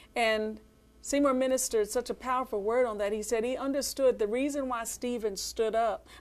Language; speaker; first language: English; native; English